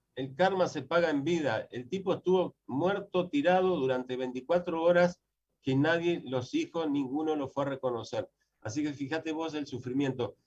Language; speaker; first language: Spanish; native; Spanish